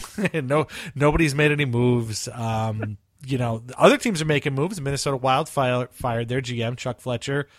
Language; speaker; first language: English; early bilingual, other home language; Italian